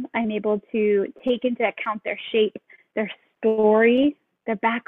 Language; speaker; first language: English; native; English